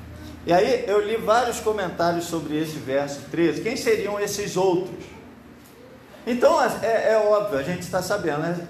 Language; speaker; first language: Portuguese; native; Portuguese